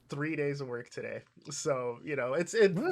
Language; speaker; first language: English; native; English